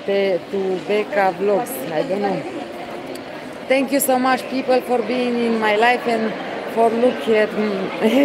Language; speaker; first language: English; non-native, learner; Romanian